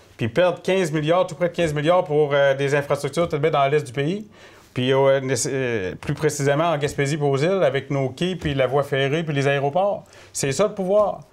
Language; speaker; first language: French; native; French